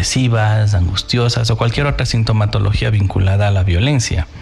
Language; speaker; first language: Spanish; native; Spanish